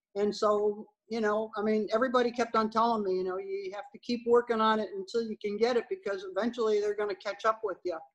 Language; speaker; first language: English; native; English